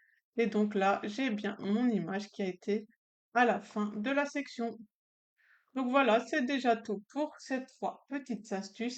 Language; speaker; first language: French; native; French